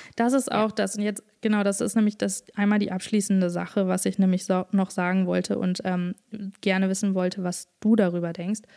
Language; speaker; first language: German; native; German